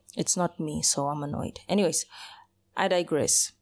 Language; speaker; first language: English; early bilingual, other home language; Portuguese